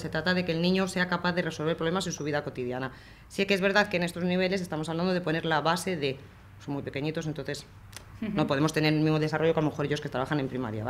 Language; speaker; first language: Spanish; native; Spanish